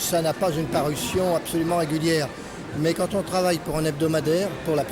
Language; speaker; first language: French; native; French